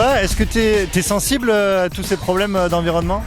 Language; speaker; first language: French; native; French